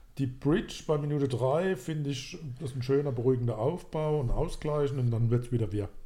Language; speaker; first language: German; native; German